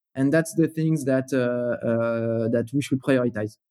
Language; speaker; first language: English; non-native, fluent; French